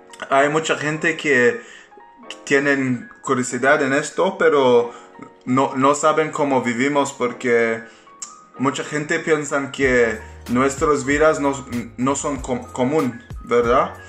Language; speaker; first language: Spanish; non-native, learner; English